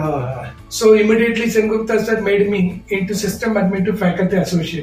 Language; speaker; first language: English; non-native, local second language; Tamil